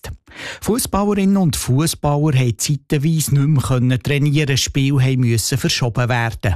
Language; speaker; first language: German; native; German